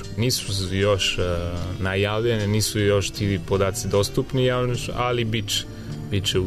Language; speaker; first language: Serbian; non-native, fluent; Italian